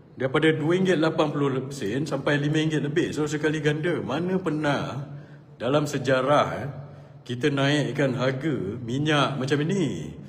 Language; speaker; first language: Malay; native; Malay